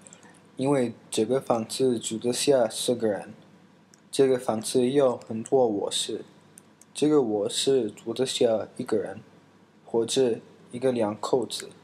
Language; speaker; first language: Chinese; non-native, learner; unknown